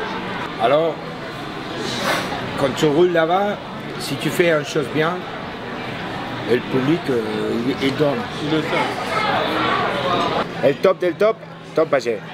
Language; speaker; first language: French; non-native, learner; Spanish